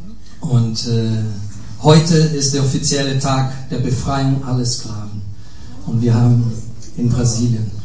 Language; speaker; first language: German; non-native, fluent; Portuguese